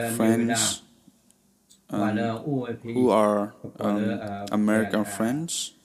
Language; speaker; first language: English; non-native, fluent; Burmese